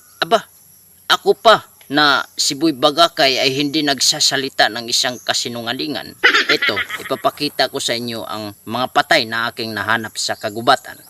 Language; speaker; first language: Filipino; non-native, local second language; Waray